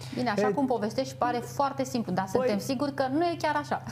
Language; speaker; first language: Romanian; native; Romanian